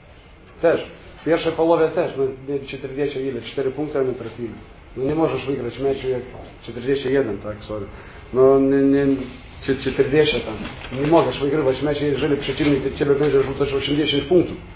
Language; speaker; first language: Polish; non-native, fluent; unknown